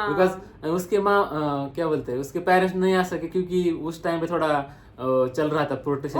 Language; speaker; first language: Hindi; non-native, local second language; Marathi